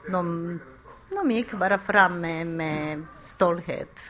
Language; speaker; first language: Swedish; non-native, fluent; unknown